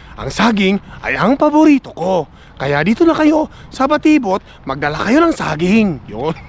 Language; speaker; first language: Filipino; non-native, local second language; Iloko